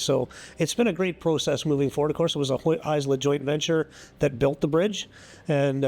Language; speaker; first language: English; native; English